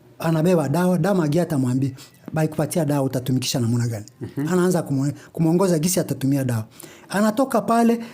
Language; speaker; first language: Swahili; native; Swahili